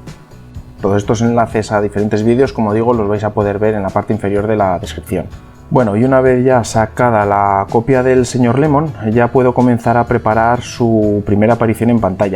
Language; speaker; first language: Spanish; native; Spanish